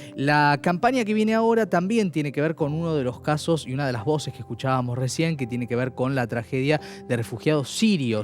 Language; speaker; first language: Spanish; native; Spanish